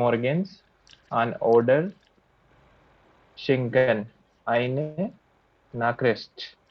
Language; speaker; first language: German; non-native, learner; Hindi